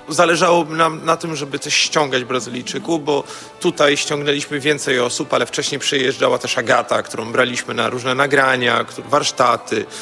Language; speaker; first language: Polish; native; Polish